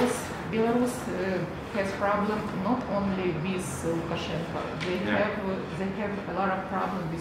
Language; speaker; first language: English; non-native, learner; Russian